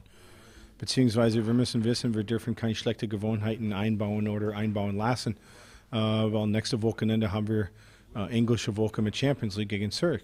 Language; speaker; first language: German; non-native, fluent; English